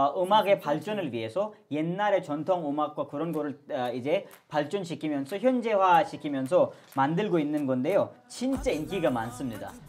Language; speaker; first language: Korean; non-native, fluent; Urdu